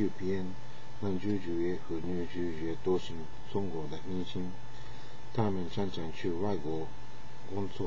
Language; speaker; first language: Chinese; non-native, learner; Japanese